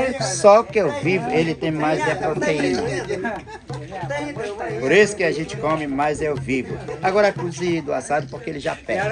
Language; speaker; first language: Portuguese; non-native, local second language; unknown